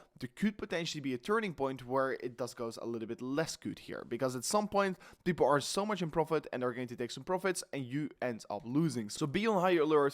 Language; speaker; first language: English; non-native, fluent; Dutch